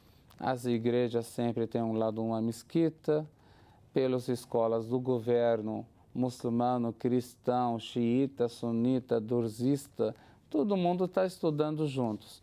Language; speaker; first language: Portuguese; non-native, fluent; Arabic